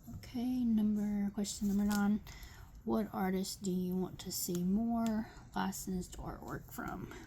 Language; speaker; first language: English; native; English